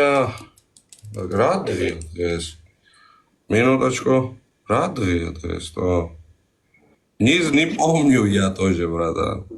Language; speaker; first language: Russian; non-native, learner; Georgian